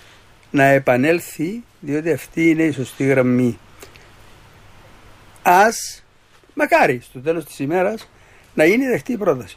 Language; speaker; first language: Greek; native; Greek